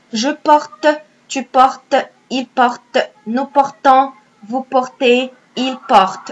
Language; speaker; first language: French; non-native, fluent; Arabic